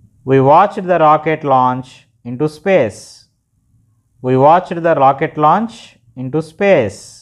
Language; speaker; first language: English; non-native, local second language; Telugu